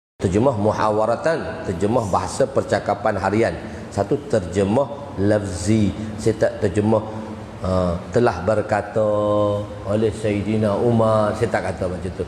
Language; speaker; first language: Malay; native; Malay